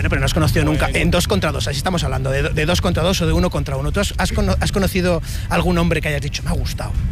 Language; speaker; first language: Spanish; native; Spanish